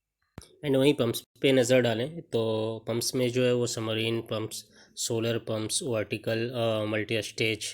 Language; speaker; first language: Hindi; native; Hindi